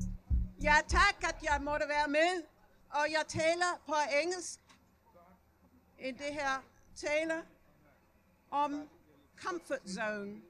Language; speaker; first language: Danish; non-native, learner; English